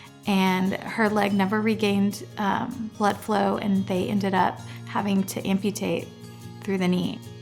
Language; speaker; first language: English; native; English